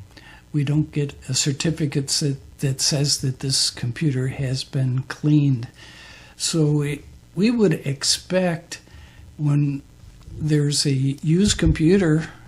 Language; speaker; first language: English; native; English